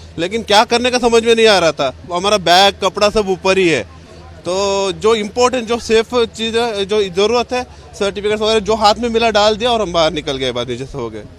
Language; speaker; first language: Hindi; non-native, local second language; Kannada